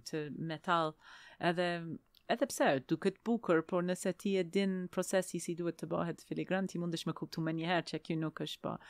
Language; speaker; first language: Albanian; non-native, fluent; English